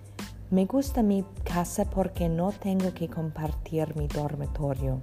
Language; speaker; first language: Spanish; non-native, learner; English